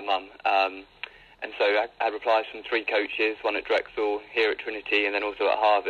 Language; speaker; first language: English; native; English